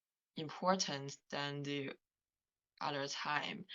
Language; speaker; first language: English; non-native, learner; Chinese